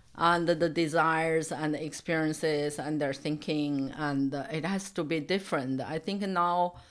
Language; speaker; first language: English; non-native, fluent; Chinese